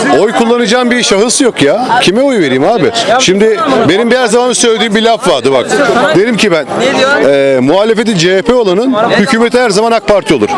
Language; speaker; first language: Turkish; native; Turkish